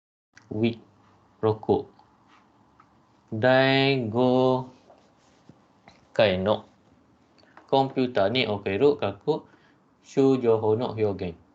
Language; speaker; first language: Japanese; non-native, fluent; Malay